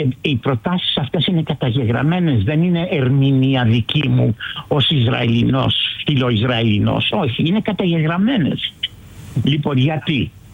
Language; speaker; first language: Greek; early bilingual, heritage; Greek